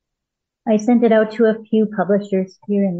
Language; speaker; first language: English; native; English